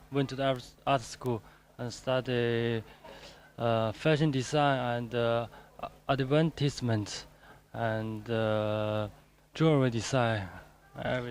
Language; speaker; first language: English; non-native, learner; Chinese